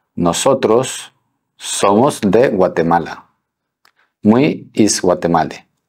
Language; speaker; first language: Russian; non-native, fluent; Spanish